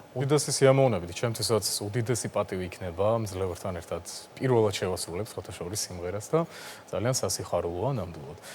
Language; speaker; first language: Georgian; non-native, local second language; Azerbaijani